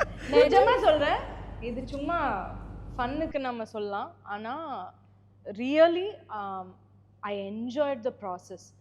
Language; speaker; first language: Tamil; non-native, fluent; Malayalam